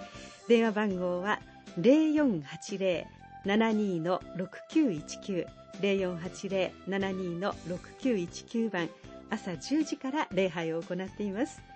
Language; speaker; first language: Japanese; native; Japanese